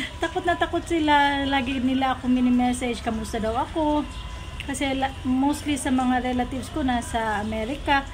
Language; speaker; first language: Filipino; non-native, local second language; Cebuano